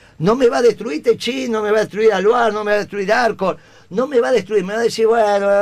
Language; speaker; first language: Spanish; native; Spanish